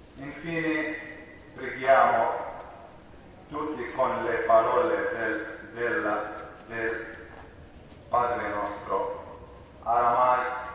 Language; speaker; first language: Italian; non-native, learner; Arabic